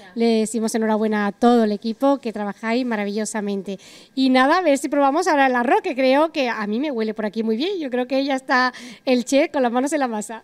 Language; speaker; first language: Spanish; native; Spanish